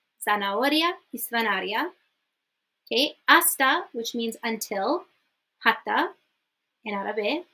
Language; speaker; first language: Spanish; non-native, fluent; English